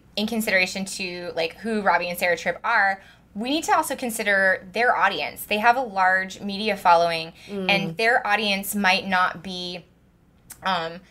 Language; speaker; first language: English; native; English